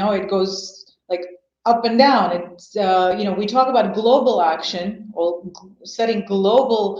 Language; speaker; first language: English; non-native, fluent; Armenian